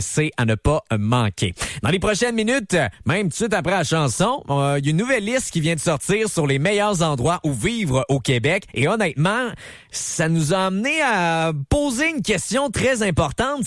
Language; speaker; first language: French; native; French